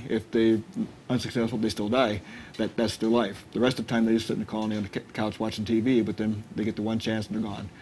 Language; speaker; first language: English; native; English